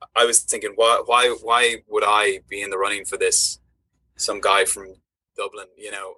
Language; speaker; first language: English; native; English